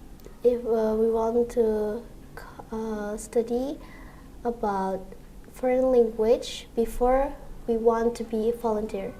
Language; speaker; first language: English; non-native, learner; Indonesian